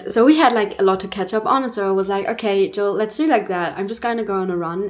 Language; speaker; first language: English; non-native, fluent; German